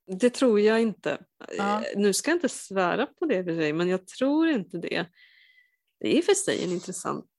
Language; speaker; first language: Swedish; native; Swedish